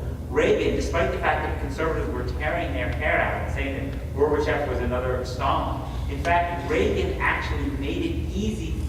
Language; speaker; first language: English; native; English